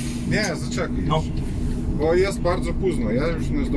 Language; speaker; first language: Polish; non-native, learner; Russian